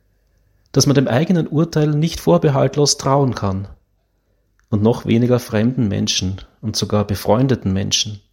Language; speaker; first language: German; native; German